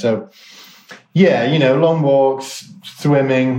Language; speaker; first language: English; native; English